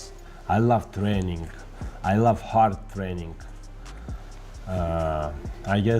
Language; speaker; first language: English; non-native, learner; Russian